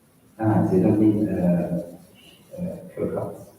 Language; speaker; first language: English; non-native, learner; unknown